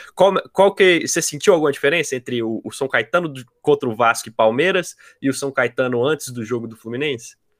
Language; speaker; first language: Portuguese; native; Portuguese